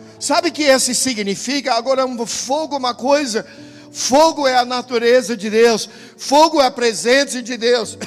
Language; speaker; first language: Portuguese; non-native, fluent; English